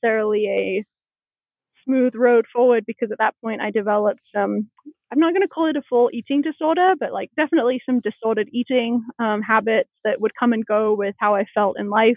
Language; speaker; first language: English; native; English